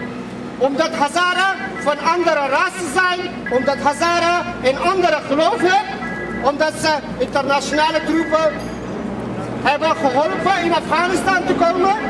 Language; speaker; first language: Dutch; non-native, fluent; Persian